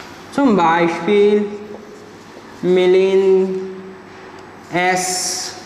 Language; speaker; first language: German; non-native, learner; Marathi